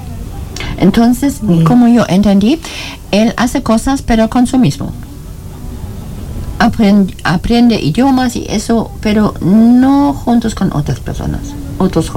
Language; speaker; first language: Spanish; non-native, learner; German